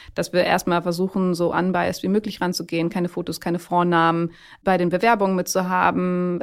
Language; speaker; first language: German; native; German